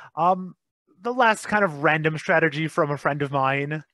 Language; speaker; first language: English; native; English